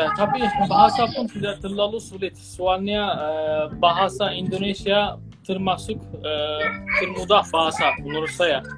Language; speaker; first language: Indonesian; non-native, fluent; Turkish